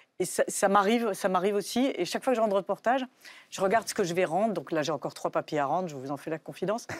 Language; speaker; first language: French; native; French